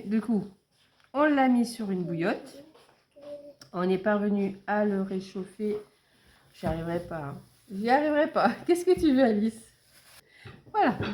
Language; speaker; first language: French; native; French